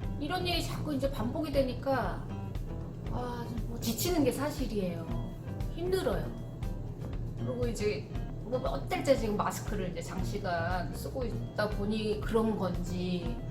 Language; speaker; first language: Korean; native; Korean